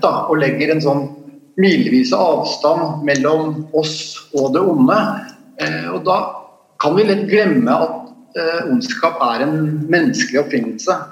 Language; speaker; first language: Norwegian; native; Norwegian